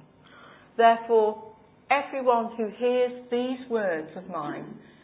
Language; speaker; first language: English; native; English